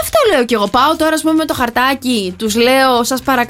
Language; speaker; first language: Greek; native; Greek